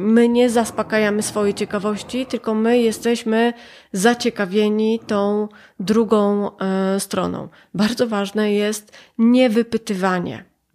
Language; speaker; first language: Polish; native; Polish